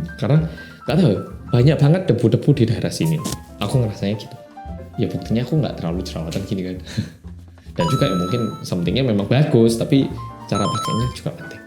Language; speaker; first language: Indonesian; non-native, fluent; Korean